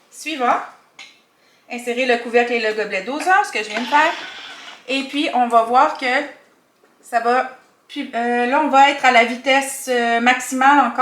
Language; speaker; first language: French; native; French